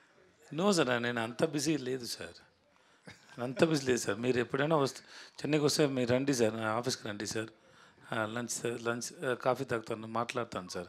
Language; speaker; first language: Telugu; non-native, learner; Tamil